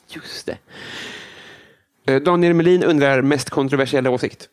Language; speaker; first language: Swedish; native; Swedish